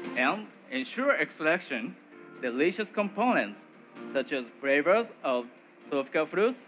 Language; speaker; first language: English; non-native, learner; Japanese